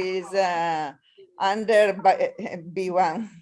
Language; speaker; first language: English; non-native, learner; Italian